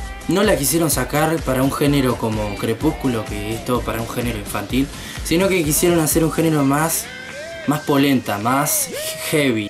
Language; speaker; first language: Spanish; native; Spanish